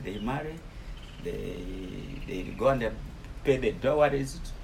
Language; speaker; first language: English; non-native, local second language; Ganda